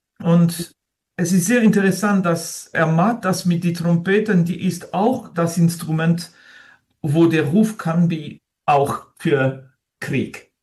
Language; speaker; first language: German; non-native, learner; French